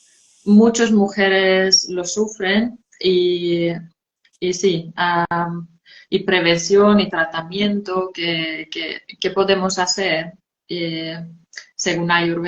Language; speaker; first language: Spanish; non-native, fluent; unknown